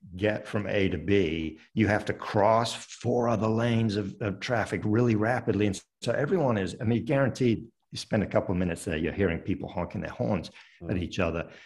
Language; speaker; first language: English; early bilingual, other home language; French